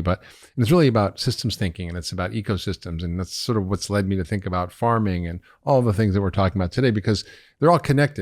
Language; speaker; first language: English; native; English